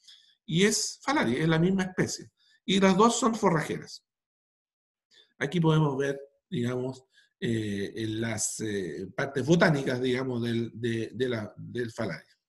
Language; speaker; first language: Spanish; native; Spanish